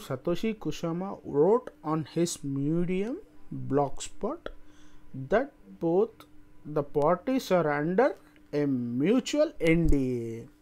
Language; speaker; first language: English; non-native, local second language; Telugu